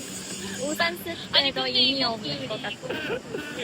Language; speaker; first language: Korean; non-native, learner; Japanese